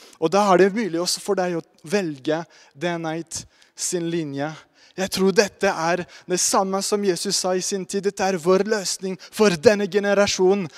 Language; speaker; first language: Norwegian; non-native, fluent; French